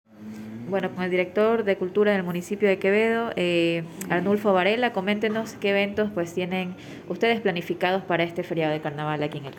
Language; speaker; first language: Spanish; native; Spanish